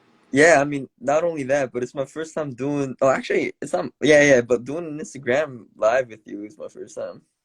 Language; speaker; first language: English; early bilingual, other home language; Korean